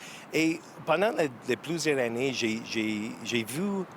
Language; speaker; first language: French; non-native, learner; English